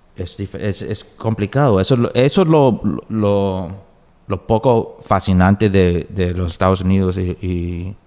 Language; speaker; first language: Spanish; early bilingual, heritage; Spanish